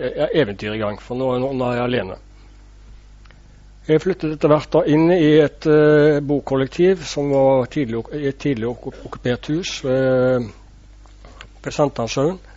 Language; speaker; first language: Norwegian; native; Norwegian